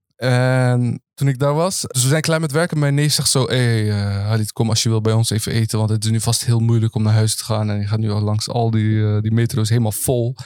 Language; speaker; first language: Dutch; early bilingual, other home language; Arabic